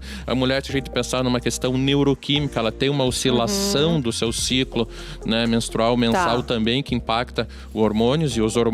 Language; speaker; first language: Portuguese; native; Portuguese